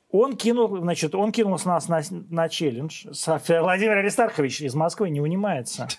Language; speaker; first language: Russian; native; Russian